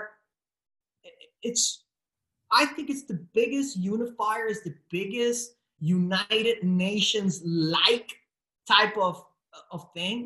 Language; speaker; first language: English; non-native, fluent; Spanish